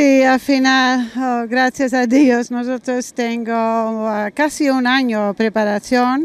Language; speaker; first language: Spanish; non-native, learner; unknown